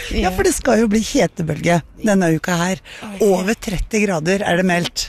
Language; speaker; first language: Norwegian; native; Norwegian